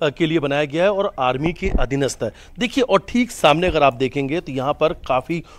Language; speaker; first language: Hindi; native; Hindi